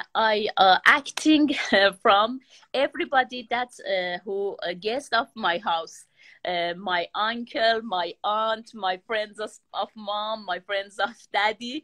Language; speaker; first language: English; non-native, learner; Persian